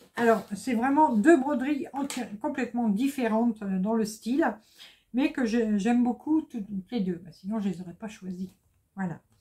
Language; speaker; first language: French; native; French